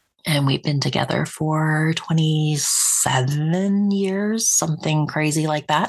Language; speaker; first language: English; native; English